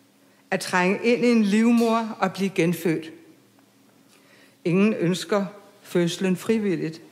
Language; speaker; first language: Danish; native; Danish